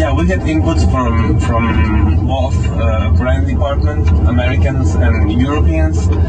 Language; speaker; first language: English; non-native, fluent; Italian